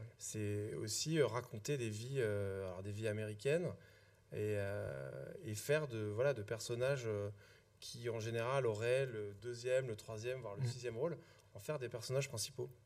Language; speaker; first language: French; native; French